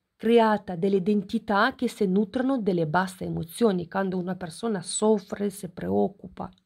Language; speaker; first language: Italian; non-native, fluent; Ukrainian